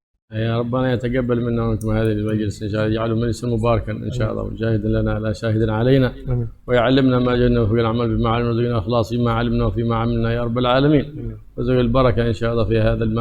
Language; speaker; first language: Arabic; native; Arabic